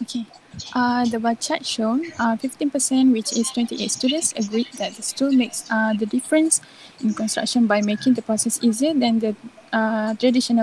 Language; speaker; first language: English; non-native, local second language; Malay